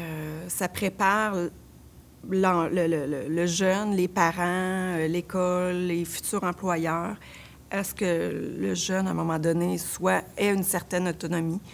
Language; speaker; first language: French; native; French